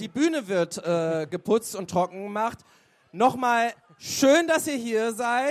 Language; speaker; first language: German; native; German